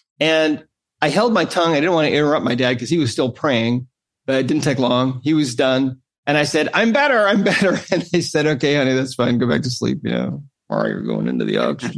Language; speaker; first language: English; native; English